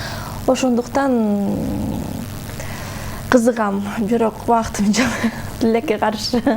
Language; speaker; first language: Kyrgyz; non-native, local second language; Russian